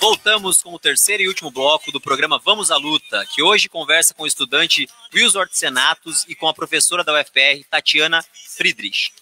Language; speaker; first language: Portuguese; native; Portuguese